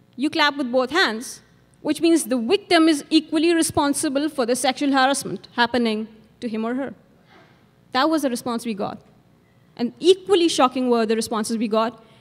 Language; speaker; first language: English; non-native, local second language; Urdu